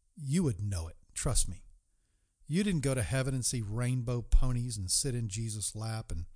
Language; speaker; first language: English; native; English